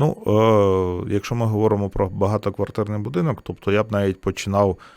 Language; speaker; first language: Ukrainian; native; Ukrainian